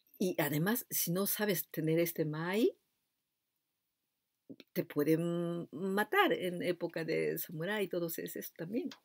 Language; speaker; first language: Spanish; non-native, fluent; Japanese